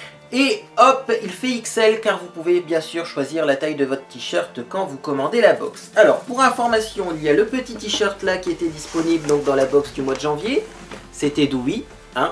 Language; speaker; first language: French; native; French